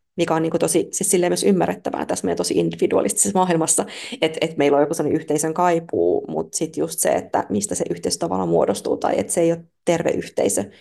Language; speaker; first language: Finnish; native; Finnish